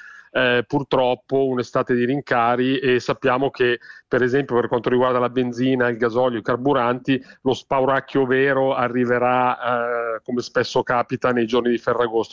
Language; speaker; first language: Italian; native; Italian